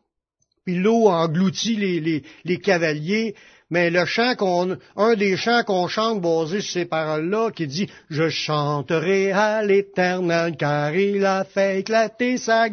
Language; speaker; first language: French; native; French